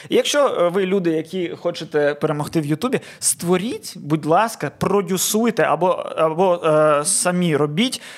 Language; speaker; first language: Ukrainian; non-native, local second language; Russian